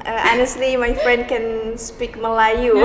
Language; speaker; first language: English; non-native, learner; Indonesian